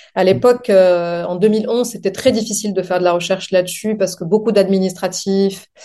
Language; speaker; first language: French; non-native, local second language; Arabic